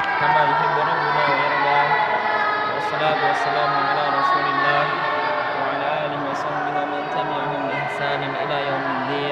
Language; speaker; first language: Arabic; non-native, fluent; Indonesian